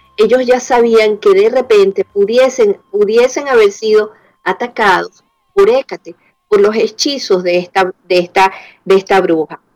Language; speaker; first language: Spanish; native; Spanish